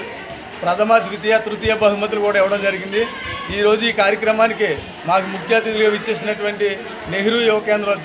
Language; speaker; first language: Telugu; native; Telugu